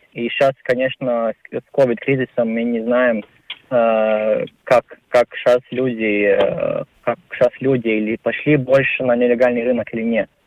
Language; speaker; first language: Russian; non-native, local second language; Latvian